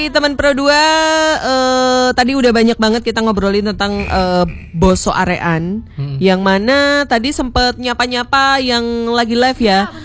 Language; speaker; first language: Indonesian; non-native, local second language; Javanese